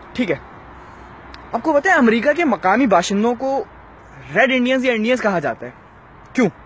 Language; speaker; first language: Urdu; native; Urdu